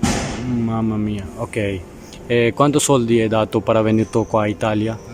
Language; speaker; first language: Italian; non-native, learner; Urdu